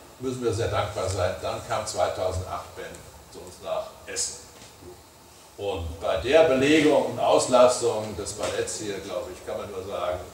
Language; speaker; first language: German; native; German